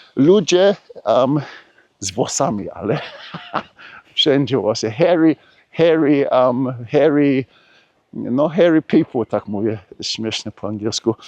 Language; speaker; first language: Polish; early bilingual, heritage; Polish